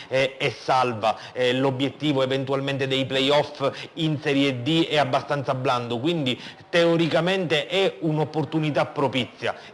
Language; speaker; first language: Italian; native; Italian